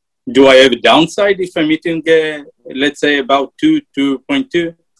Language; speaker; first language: English; non-native, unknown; Hebrew